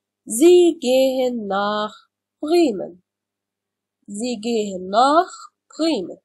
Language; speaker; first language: German; non-native, learner; Arabic